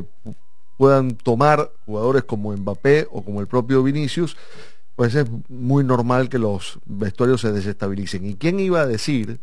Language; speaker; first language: Spanish; native; Spanish